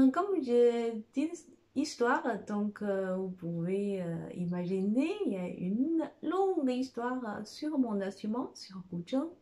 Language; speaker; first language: French; non-native, fluent; Chinese